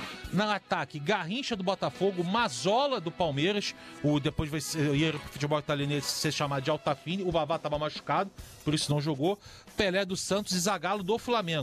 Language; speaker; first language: Portuguese; native; Portuguese